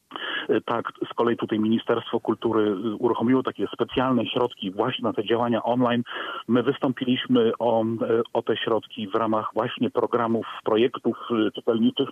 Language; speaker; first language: Polish; native; Polish